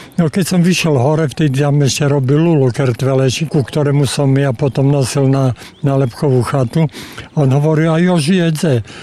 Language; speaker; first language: Slovak; native; Slovak